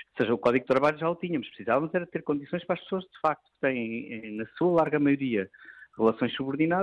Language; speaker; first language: Portuguese; native; Portuguese